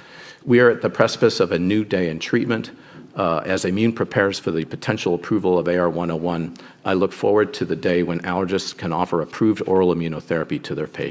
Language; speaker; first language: English; native; English